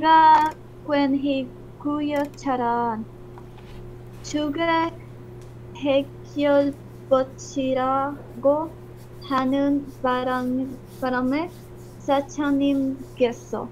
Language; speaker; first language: Korean; non-native, learner; Spanish